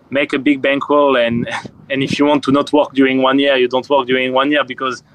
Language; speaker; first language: English; non-native, fluent; French